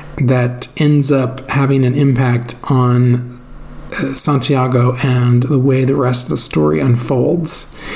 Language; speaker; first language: English; native; English